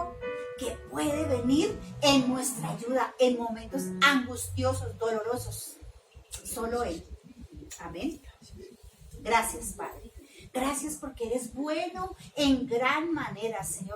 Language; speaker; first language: Spanish; native; Spanish